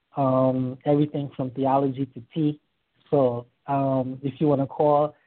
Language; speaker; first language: English; early bilingual, other home language; Haitian Creole